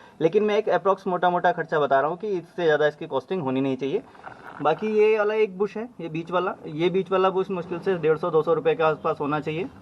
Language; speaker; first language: Hindi; native; Hindi